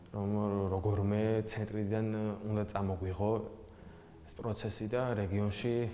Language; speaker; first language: Georgian; native; Georgian